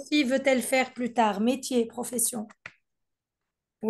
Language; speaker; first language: French; non-native, fluent; Arabic